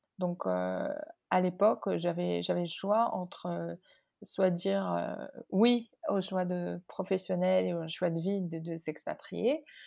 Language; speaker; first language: French; non-native, local second language; Arabic